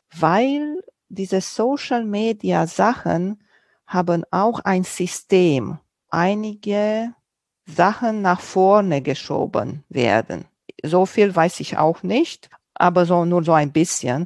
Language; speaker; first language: German; non-native, local second language; Romanian